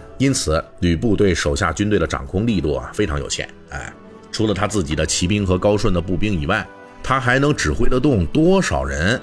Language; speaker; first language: Chinese; native; Chinese